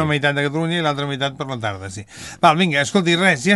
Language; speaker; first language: Catalan; native; Catalan